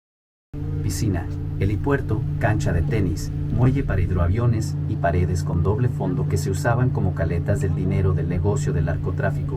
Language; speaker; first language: Spanish; native; Spanish